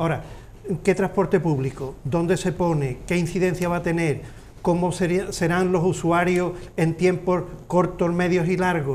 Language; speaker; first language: Spanish; native; Spanish